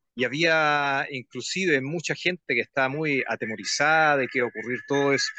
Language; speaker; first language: Spanish; native; Spanish